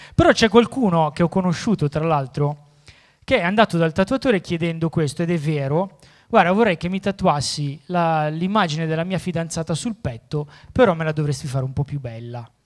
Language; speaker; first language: Italian; native; Italian